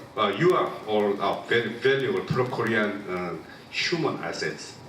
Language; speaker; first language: English; non-native, local second language; Korean